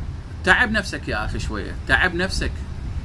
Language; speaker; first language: Arabic; native; Arabic